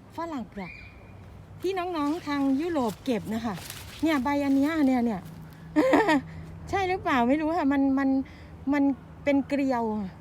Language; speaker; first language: Thai; native; Thai